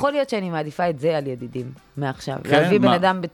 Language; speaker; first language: Hebrew; native; Hebrew